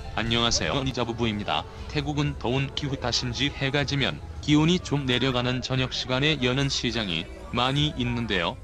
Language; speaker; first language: Korean; native; Korean